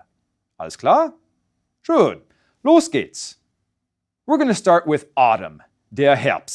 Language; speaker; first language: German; non-native, fluent; English